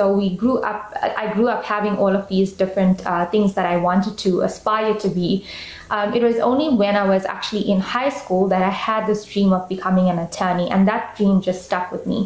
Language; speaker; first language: English; native; English